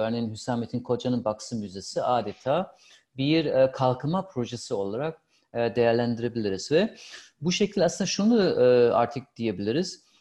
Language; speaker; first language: Turkish; non-native, fluent; German